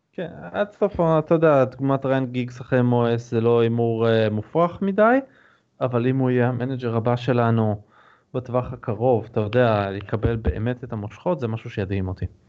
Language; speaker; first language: Hebrew; native; Hebrew